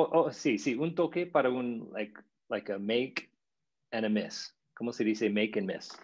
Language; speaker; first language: Spanish; non-native, fluent; English